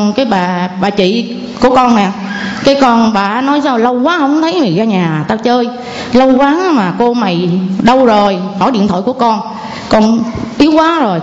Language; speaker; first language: Vietnamese; non-native, local second language; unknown